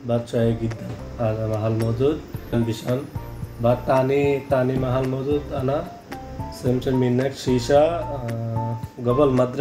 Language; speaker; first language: Arabic; non-native, learner; Hindi